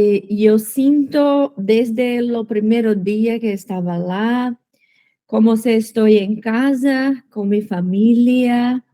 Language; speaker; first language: Spanish; non-native, learner; Portuguese